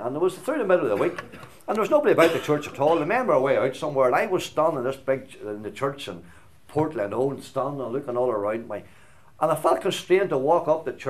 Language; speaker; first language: English; native; English